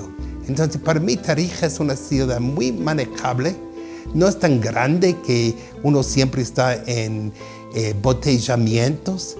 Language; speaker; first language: Spanish; non-native, fluent; English